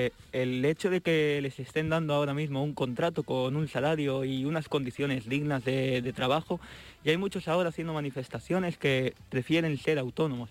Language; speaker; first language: Spanish; native; Spanish